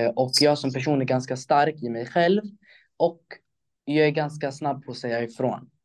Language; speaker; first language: Swedish; early bilingual, other home language; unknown